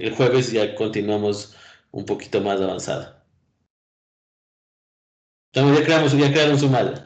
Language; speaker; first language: Spanish; native; Spanish